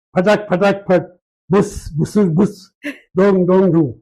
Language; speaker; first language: Hindi; non-native, local second language; Marathi